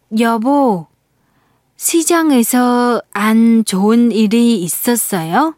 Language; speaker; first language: Korean; non-native, fluent; Vietnamese